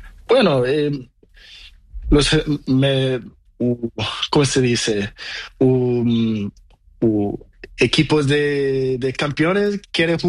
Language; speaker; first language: Spanish; non-native, learner; Portuguese